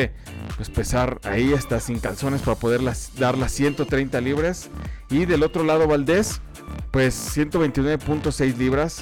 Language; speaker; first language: Spanish; native; Spanish